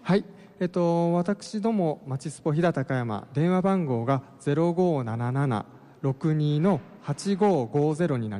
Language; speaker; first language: Japanese; native; Japanese